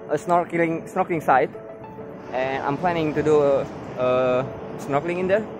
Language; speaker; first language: English; non-native, fluent; Indonesian